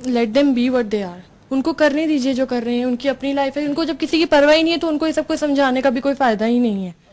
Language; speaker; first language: Hindi; native; Hindi